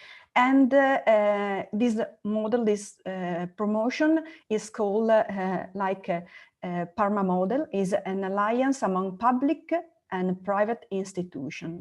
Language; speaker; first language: English; non-native, learner; Italian